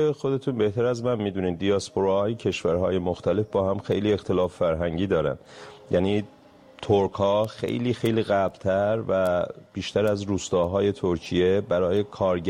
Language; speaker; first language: Persian; non-native, local second language; Azerbaijani